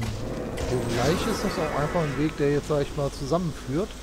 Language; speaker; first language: German; native; German